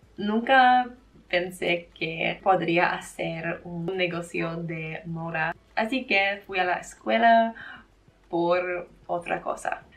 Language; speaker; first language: Spanish; non-native, learner; English